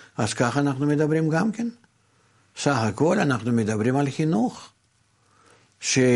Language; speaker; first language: Hebrew; non-native, fluent; Russian